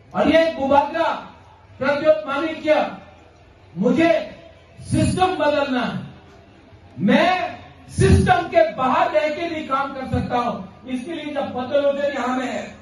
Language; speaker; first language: Hindi; non-native, local second language; Kok Borok